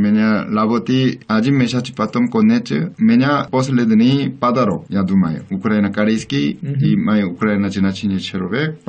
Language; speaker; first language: Russian; non-native, learner; Korean